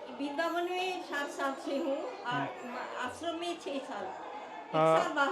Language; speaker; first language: Hindi; non-native, local second language; Bangla